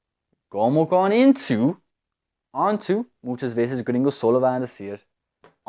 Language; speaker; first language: Spanish; non-native, fluent; English